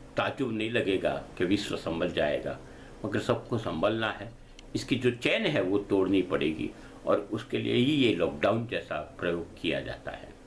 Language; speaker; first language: Hindi; non-native, local second language; Gujarati